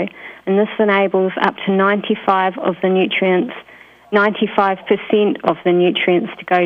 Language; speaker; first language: English; native; English